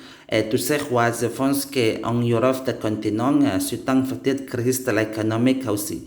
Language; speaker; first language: French; non-native, learner; Indonesian